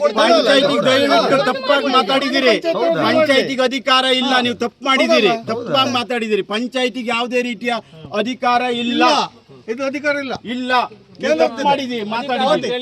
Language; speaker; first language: Kannada; native; Kannada